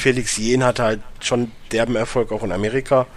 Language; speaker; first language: German; native; German